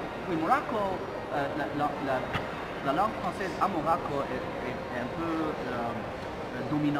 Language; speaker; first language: French; non-native, learner; Arabic